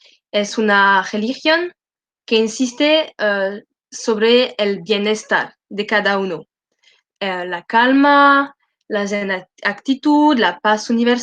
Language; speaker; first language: Spanish; non-native, learner; French